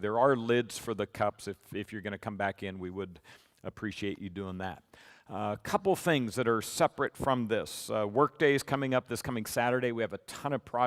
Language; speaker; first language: English; native; English